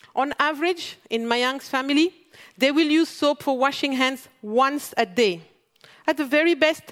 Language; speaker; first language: English; non-native, fluent; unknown